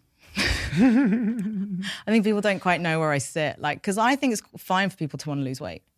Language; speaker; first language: English; non-native, local second language; Persian